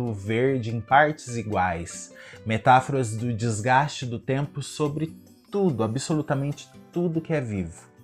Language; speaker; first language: Portuguese; native; Portuguese